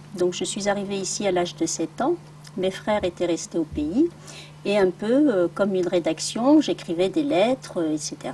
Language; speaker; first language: French; early bilingual, other home language; Arabic